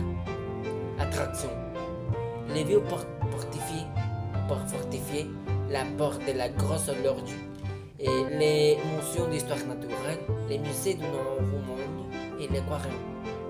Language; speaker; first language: French; non-native, learner; Spanish